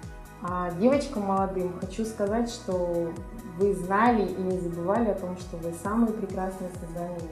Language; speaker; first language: Russian; native; Russian